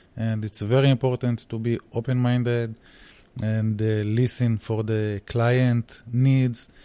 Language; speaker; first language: English; early bilingual, heritage; Hebrew